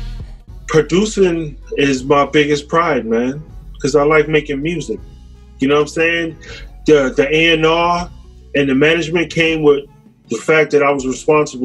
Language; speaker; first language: English; native; English